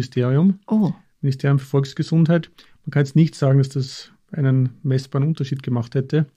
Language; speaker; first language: German; native; German